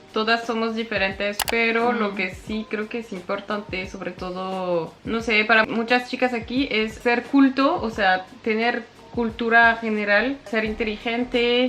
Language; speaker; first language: Spanish; non-native, fluent; French